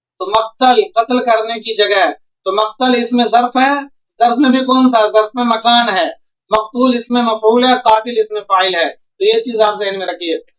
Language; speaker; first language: Hindi; native; Hindi